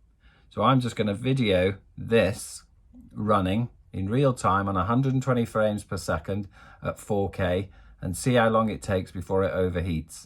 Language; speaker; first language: English; native; English